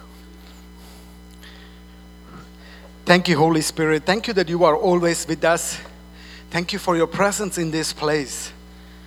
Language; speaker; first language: English; non-native, fluent; German